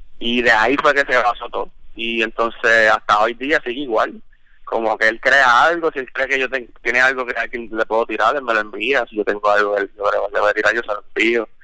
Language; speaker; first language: Spanish; early bilingual, heritage; Spanish